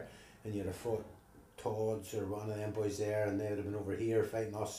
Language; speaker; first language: English; native; English